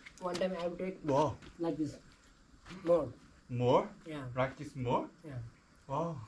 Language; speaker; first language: English; non-native, learner; Nepali